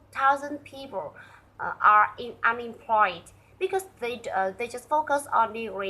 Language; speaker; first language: English; non-native, learner; Vietnamese